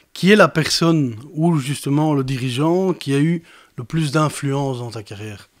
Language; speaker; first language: French; native; French